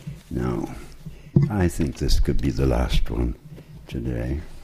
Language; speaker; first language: English; native; English